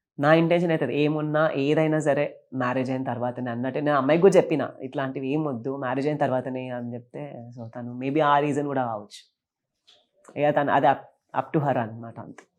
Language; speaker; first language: Telugu; native; Telugu